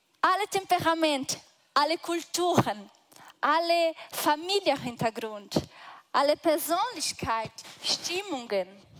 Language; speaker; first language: German; non-native, fluent; Portuguese